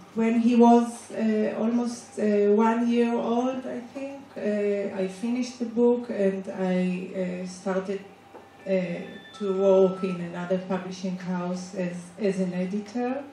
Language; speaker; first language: English; non-native, fluent; Hebrew